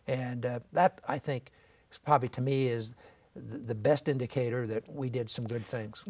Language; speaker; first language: English; native; English